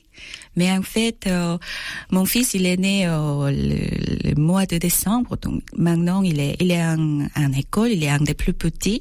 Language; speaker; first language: French; non-native, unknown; Korean